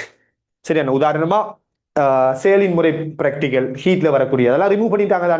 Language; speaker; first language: Tamil; native; Tamil